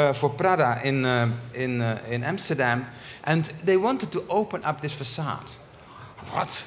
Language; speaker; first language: English; non-native, fluent; Dutch